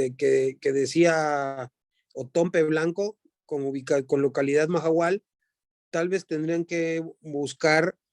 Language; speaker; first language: Spanish; native; Spanish